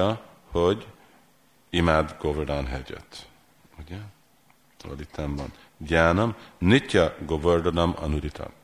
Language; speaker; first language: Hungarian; early bilingual, heritage; Hungarian